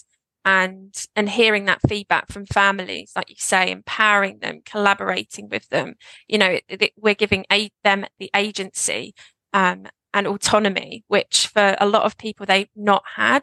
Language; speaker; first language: English; native; English